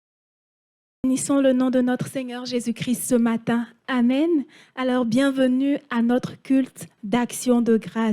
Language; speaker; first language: French; non-native, local second language; Haitian Creole